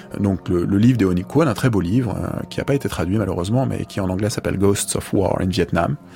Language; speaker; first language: French; native; French